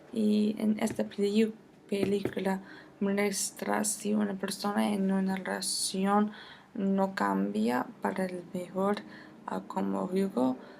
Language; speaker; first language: Spanish; non-native, fluent; English